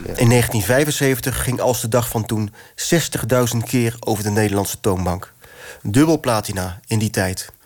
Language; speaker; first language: Dutch; native; Dutch